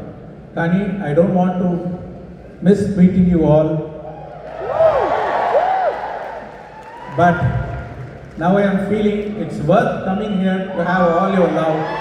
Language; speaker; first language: Telugu; non-native, local second language; Tamil